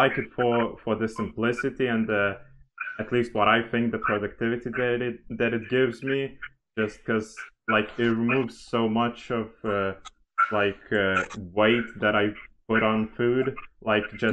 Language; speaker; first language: English; non-native, fluent; Lithuanian